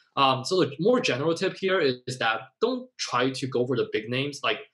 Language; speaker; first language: English; non-native, fluent; Chinese